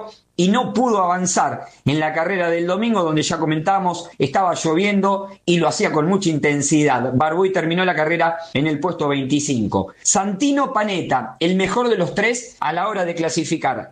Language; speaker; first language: Spanish; native; Spanish